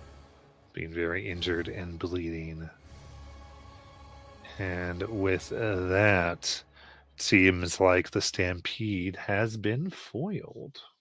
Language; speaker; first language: English; native; English